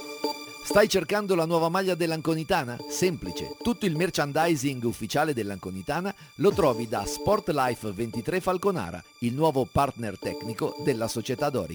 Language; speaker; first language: Italian; native; Italian